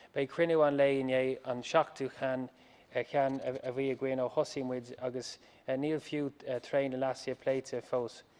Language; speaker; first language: Irish; non-native, local second language; English